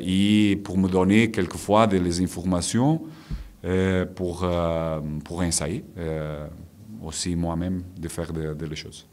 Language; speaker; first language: French; non-native, fluent; Portuguese